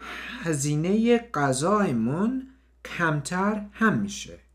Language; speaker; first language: Persian; non-native, learner; English